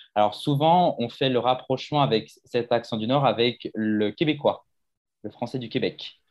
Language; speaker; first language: French; native; French